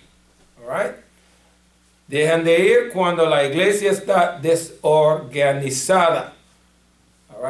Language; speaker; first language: Spanish; non-native, fluent; English